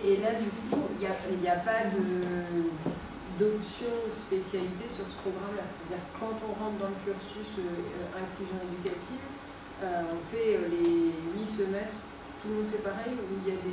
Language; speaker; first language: French; native; French